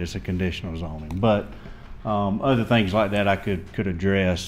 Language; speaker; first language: English; native; English